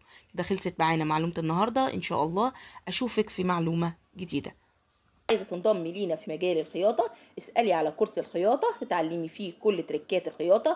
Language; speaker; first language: Arabic; native; Arabic